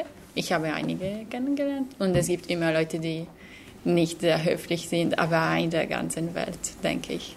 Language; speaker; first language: German; non-native, fluent; Slovenian